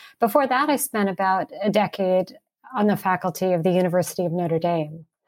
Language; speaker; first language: English; early bilingual, heritage; English